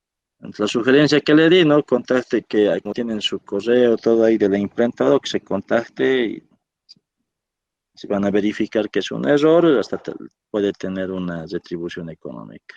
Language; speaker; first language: Spanish; native; Spanish